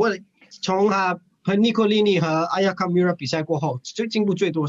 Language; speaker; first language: Chinese; early bilingual, heritage; English